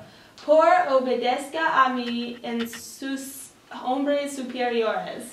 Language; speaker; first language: Spanish; non-native, learner; English